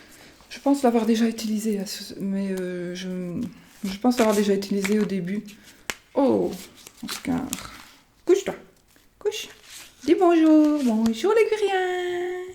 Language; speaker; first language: French; native; French